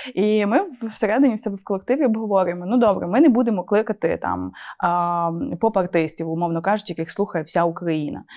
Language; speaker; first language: Ukrainian; native; Ukrainian